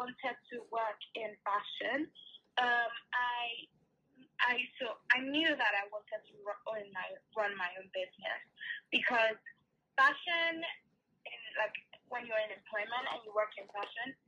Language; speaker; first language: English; non-native, local second language; Yoruba